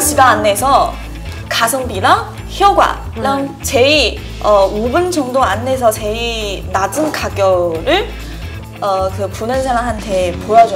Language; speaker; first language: Korean; non-native, learner; Chinese